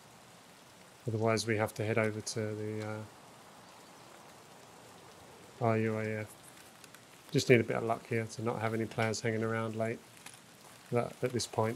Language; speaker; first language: English; native; English